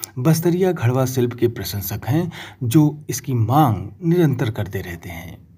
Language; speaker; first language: Hindi; native; Hindi